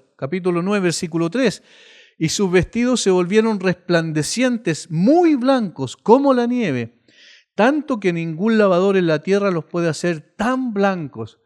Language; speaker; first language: Spanish; native; Spanish